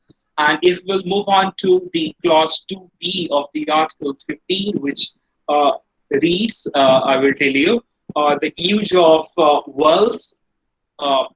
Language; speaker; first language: English; non-native, local second language; Hindi